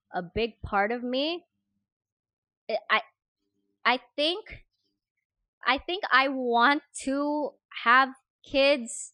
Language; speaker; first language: English; non-native, fluent; Indonesian